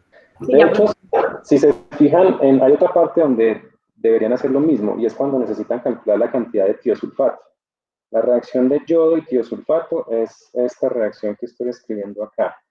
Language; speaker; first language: Spanish; native; Spanish